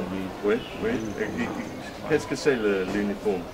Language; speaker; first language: French; non-native, fluent; English